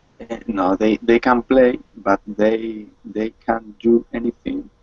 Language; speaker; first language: English; non-native, learner; Spanish